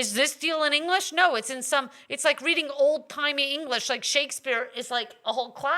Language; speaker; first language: English; native; English